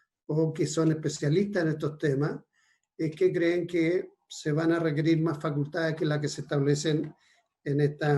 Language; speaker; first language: Spanish; native; Spanish